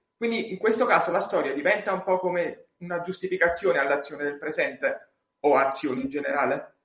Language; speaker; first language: Italian; native; Italian